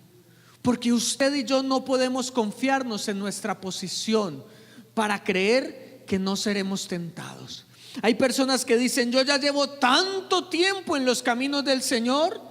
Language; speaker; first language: Spanish; native; Spanish